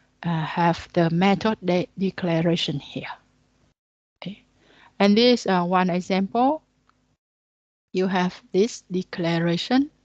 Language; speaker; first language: English; non-native, learner; Vietnamese